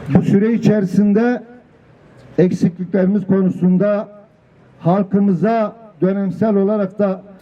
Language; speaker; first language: Turkish; non-native, local second language; Kurdish